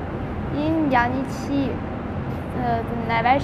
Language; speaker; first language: Persian; non-native, learner; Chinese